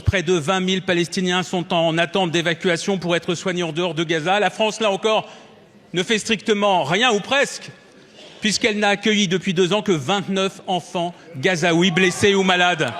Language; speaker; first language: French; native; French